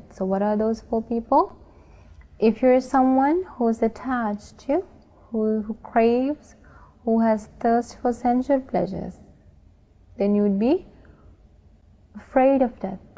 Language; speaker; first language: English; non-native, local second language; Sinhala